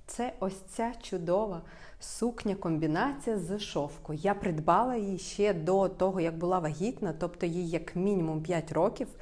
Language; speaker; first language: Ukrainian; non-native, local second language; Russian